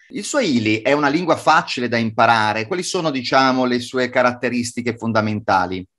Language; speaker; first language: Italian; native; Italian